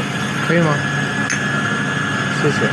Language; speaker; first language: Chinese; non-native, learner; Italian